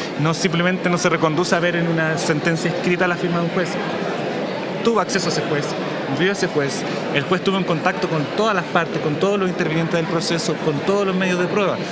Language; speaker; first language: Spanish; native; Spanish